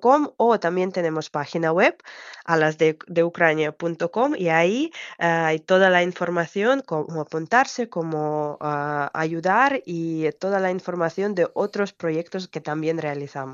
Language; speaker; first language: Spanish; non-native, fluent; Ukrainian